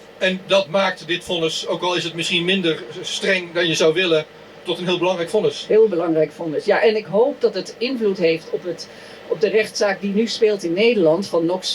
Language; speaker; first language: Dutch; native; Dutch